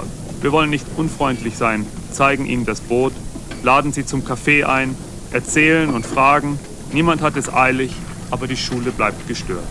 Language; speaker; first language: German; native; German